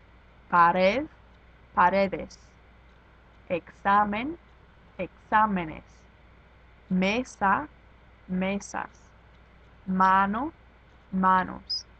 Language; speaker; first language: Spanish; non-native, fluent; English